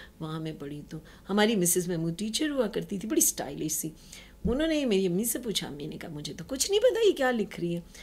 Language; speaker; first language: Urdu; non-native, local second language; Punjabi